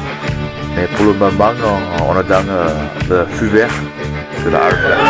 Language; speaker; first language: French; non-native, learner; English